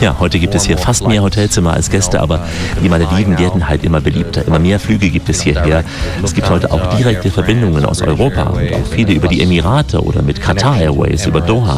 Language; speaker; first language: German; native; German